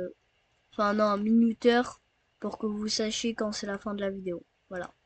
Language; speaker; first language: French; native; French